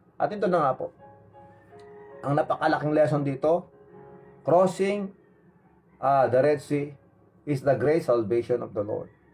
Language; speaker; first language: Filipino; non-native, local second language; Iloko